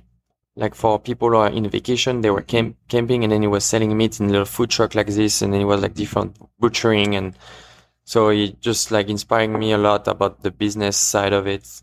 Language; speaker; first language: English; non-native, fluent; French